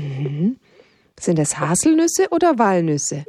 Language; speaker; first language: German; native; German